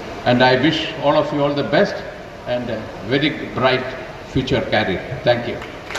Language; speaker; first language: English; non-native, local second language; Tamil